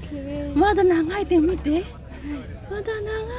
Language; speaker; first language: Japanese; non-native, learner; Filipino